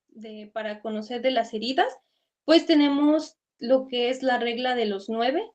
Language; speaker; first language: Spanish; native; Spanish